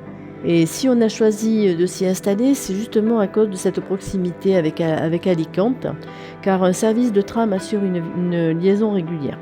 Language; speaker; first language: French; native; French